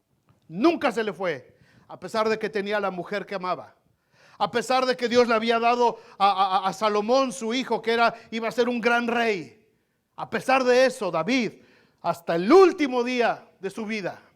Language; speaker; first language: Spanish; native; Spanish